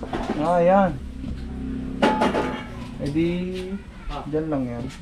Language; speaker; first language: Filipino; native; Filipino